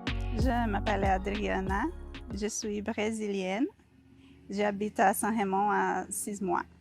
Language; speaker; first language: French; non-native, learner; Portuguese